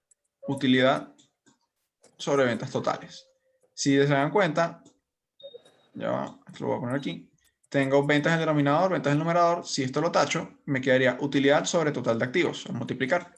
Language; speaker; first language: Spanish; native; Spanish